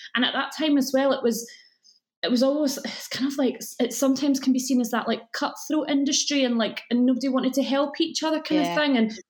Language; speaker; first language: English; native; English